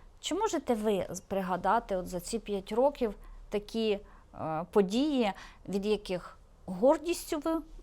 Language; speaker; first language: Ukrainian; native; Ukrainian